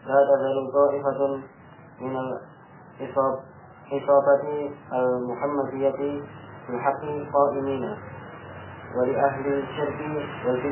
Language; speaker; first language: Arabic; non-native, learner; Indonesian